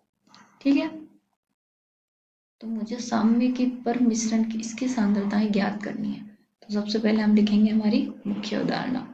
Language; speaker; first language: Hindi; native; Hindi